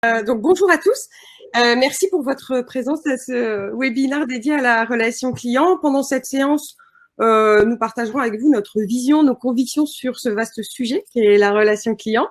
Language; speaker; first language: French; native; French